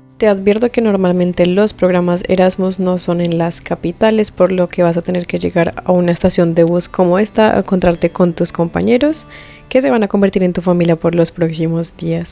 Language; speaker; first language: Spanish; native; Spanish